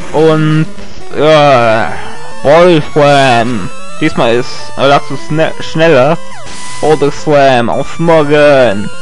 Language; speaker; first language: German; native; German